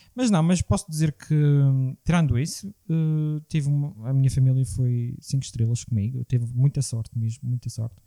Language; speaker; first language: Portuguese; native; Portuguese